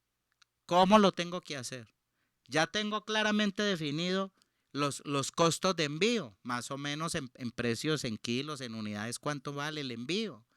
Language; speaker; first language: Spanish; native; Spanish